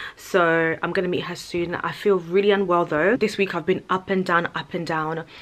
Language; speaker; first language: English; early bilingual, other home language; Lingala